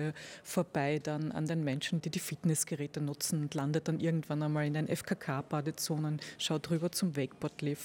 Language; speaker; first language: German; native; German